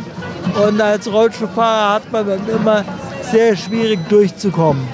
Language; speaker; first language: German; native; German